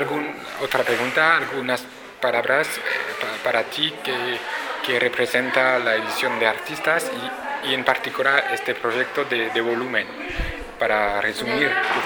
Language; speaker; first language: Spanish; non-native, fluent; French